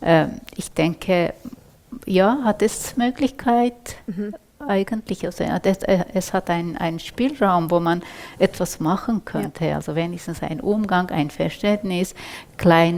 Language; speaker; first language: German; non-native, fluent; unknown